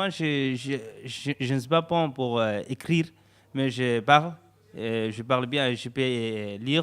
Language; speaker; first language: French; non-native, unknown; Somali